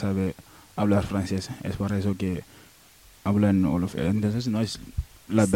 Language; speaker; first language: Spanish; non-native, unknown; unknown